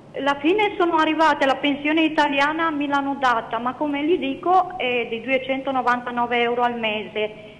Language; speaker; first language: Italian; non-native, learner; Romanian